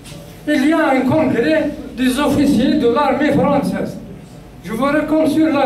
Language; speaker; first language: French; non-native, local second language; Kabyle